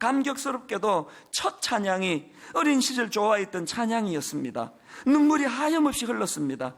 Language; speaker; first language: Korean; native; Korean